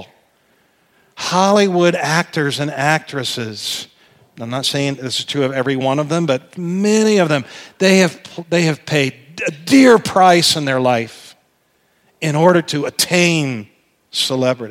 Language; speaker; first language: English; native; English